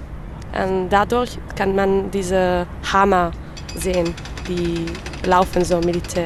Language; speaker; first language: German; non-native, learner; French